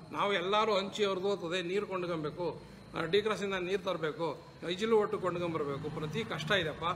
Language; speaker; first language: Kannada; native; Kannada